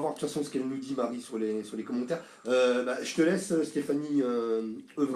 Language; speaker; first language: French; native; French